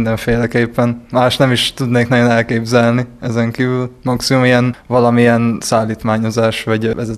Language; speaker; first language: Hungarian; native; Hungarian